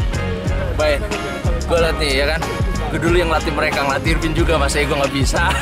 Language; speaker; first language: Indonesian; native; Indonesian